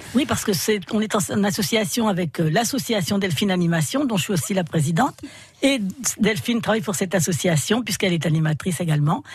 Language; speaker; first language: French; native; French